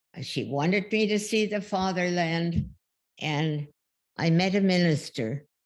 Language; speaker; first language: English; early bilingual, other home language; German